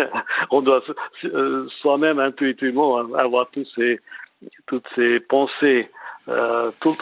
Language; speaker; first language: French; non-native, fluent; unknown